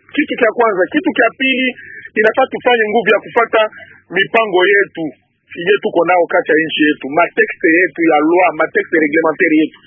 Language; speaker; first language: Swahili; native; Swahili